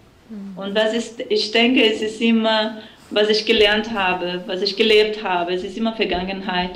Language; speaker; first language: German; non-native, fluent; Portuguese